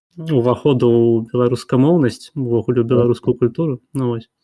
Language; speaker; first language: Belarusian; non-native, local second language; Russian